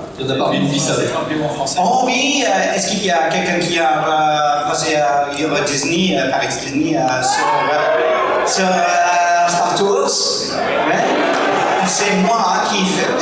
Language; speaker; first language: French; non-native, learner; English